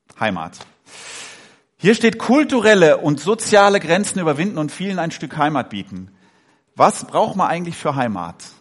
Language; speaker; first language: German; native; German